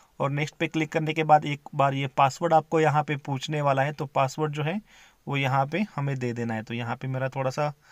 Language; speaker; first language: Hindi; non-native, local second language; Marathi